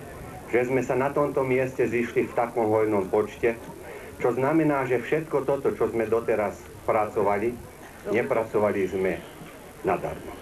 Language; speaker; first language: Slovak; native; Slovak